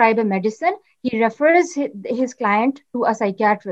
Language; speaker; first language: English; non-native, local second language; Urdu